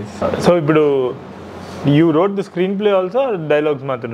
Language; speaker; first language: Telugu; native; Telugu